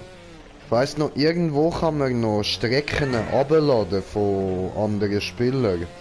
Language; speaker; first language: German; native; German